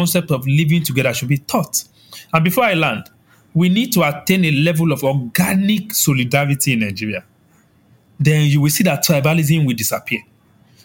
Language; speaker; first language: English; non-native, local second language; Yoruba